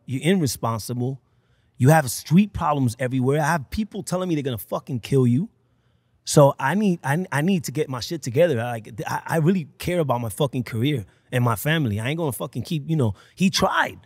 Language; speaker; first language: English; early bilingual, other home language; Spanish